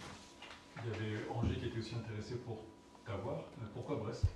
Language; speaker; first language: French; native; French